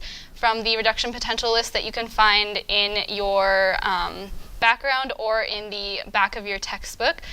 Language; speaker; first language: English; native; English